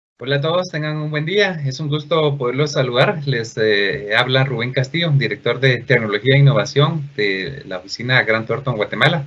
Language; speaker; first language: Spanish; native; Spanish